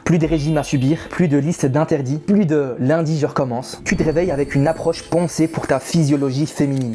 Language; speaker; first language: French; native; French